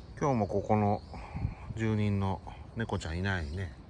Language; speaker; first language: Japanese; native; Japanese